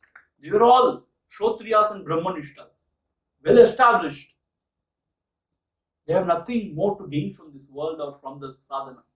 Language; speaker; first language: English; non-native, local second language; Tamil